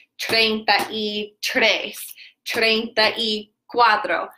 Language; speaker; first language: Spanish; non-native, learner; English